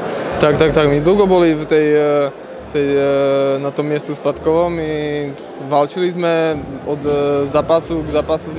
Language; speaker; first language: Polish; non-native, learner; Slovak